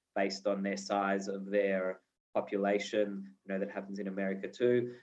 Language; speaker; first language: English; native; English